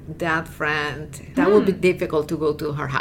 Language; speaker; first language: English; non-native, fluent; Spanish